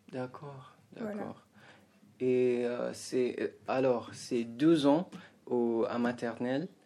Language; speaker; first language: French; non-native, fluent; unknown